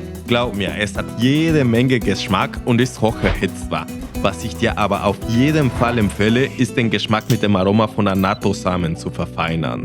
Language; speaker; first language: German; non-native, fluent; Spanish